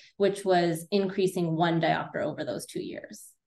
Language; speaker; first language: English; native; English